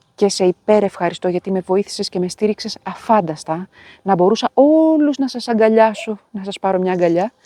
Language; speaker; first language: Greek; native; Greek